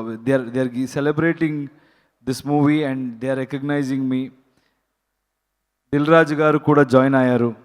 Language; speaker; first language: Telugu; non-native, learner; Kannada